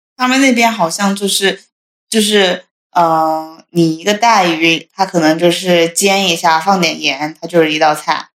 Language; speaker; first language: Chinese; non-native, local second language; Min Nan Chinese